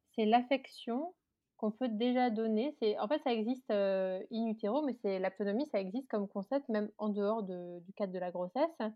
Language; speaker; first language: French; native; French